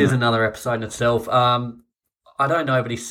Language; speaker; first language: English; native; English